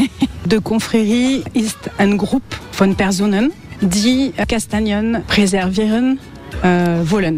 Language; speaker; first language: German; non-native, learner; French